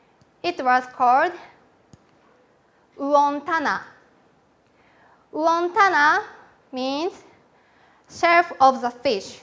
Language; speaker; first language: English; non-native, learner; Japanese